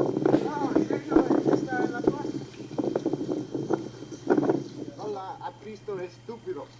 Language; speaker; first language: Spanish; non-native, learner; English